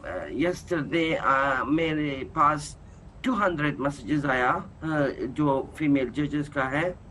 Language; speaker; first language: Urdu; non-native, learner; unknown